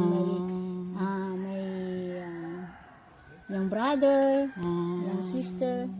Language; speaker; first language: English; non-native, learner; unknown